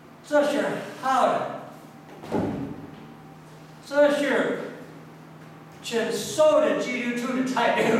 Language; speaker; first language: Chinese; non-native, learner; English